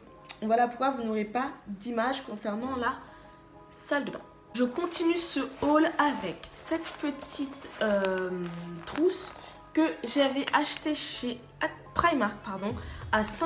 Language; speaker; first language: French; native; French